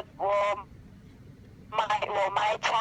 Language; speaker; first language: Chinese; non-native, learner; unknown